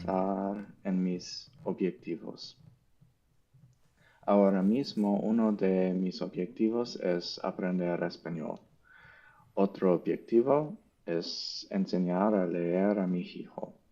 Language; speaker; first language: Spanish; non-native, learner; English